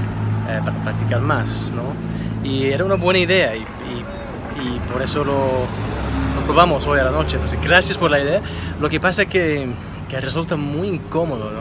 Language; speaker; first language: Spanish; non-native, fluent; English